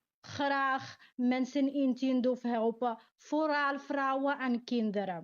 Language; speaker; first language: Dutch; non-native, learner; Arabic